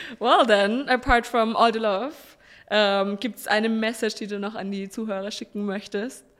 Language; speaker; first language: German; native; German